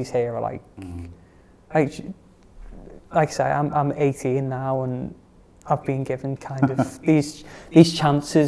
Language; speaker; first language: English; native; English